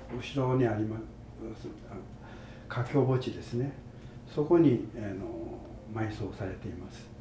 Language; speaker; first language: Japanese; native; Japanese